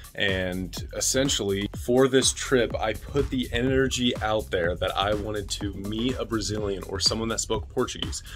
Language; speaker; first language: English; native; English